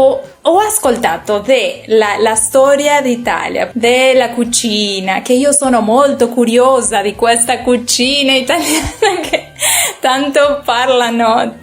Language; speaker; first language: Italian; non-native, learner; Spanish